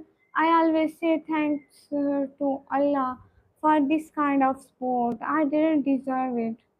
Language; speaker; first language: English; non-native, learner; Punjabi